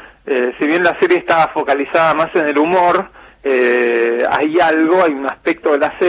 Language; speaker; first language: Spanish; native; Spanish